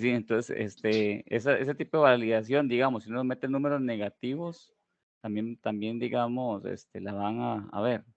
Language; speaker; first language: Spanish; native; Spanish